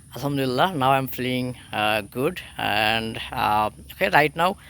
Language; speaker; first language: English; non-native, local second language; Bangla